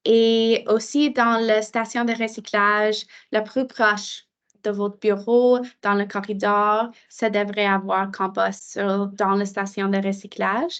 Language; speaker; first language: French; non-native, local second language; English